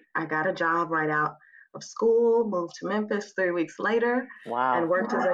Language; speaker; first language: English; native; English